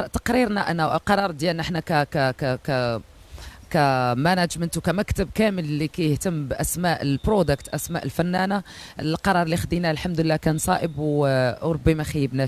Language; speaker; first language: Arabic; native; Arabic